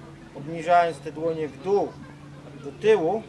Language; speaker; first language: Polish; non-native, fluent; Vietnamese